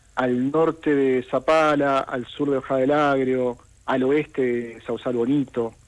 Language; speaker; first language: Spanish; native; Spanish